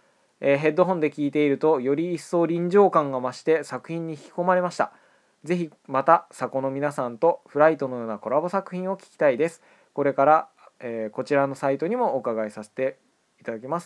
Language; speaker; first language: Japanese; native; Japanese